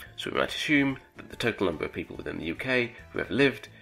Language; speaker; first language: English; native; English